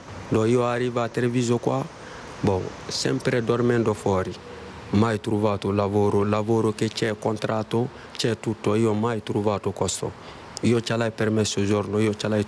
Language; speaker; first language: Italian; non-native, learner; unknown